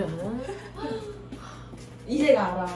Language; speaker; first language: Korean; non-native, fluent; Vietnamese